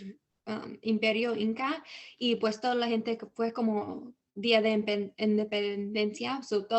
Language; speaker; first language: Spanish; early bilingual, heritage; Spanish